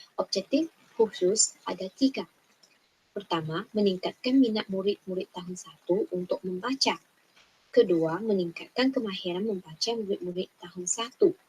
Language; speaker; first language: Malay; non-native, local second language; Chinese